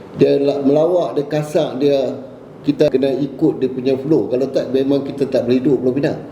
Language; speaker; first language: Malay; native; Malay